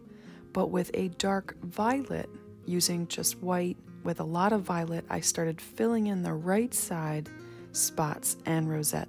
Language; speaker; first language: English; native; English